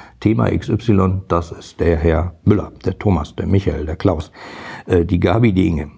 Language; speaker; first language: German; native; German